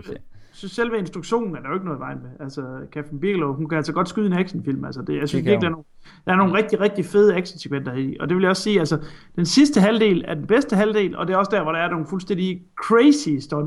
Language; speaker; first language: Danish; native; Danish